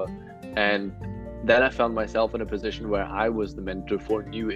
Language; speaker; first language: English; non-native, fluent; German